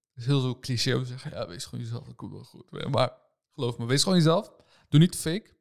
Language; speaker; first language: Dutch; early bilingual, other home language; Turkish